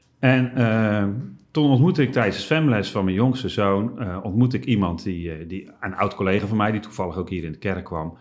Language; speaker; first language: Dutch; native; Dutch